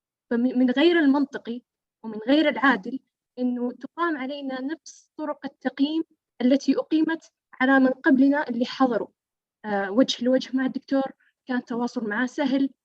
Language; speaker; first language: Arabic; native; Arabic